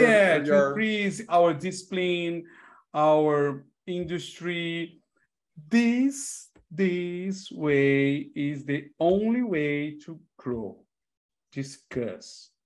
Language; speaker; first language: English; non-native, learner; Portuguese